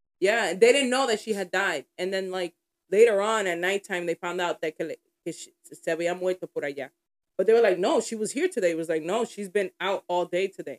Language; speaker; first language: English; early bilingual, other home language; Spanish